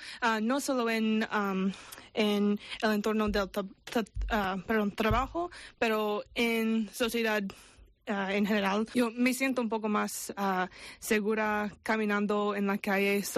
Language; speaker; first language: Spanish; non-native, fluent; English